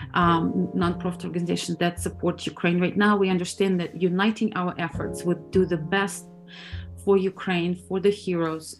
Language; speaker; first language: English; non-native, fluent; Ukrainian